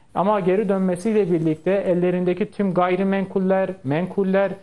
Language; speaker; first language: Turkish; non-native, local second language; Kurdish